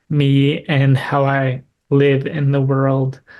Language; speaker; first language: English; native; English